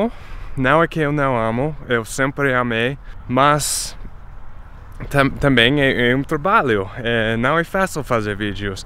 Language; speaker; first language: Portuguese; non-native, fluent; English